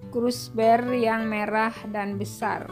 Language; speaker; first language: Indonesian; native; Indonesian